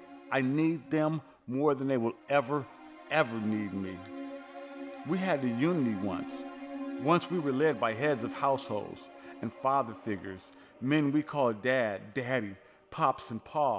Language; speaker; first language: English; native; English